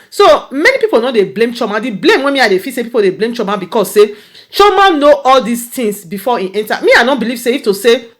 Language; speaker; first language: Nigerian Pidgin; native; Nigerian Pidgin